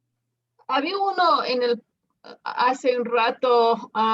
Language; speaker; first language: Spanish; non-native, fluent; English